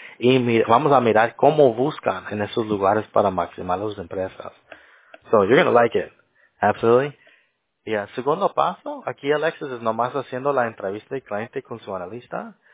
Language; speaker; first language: Spanish; native; Spanish